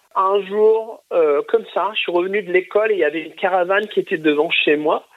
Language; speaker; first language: French; early bilingual, other home language; English